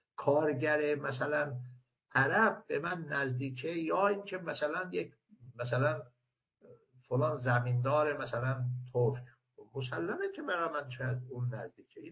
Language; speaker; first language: Persian; non-native, local second language; Azerbaijani